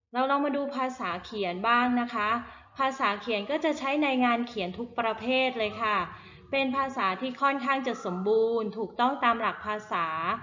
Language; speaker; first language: Thai; native; Thai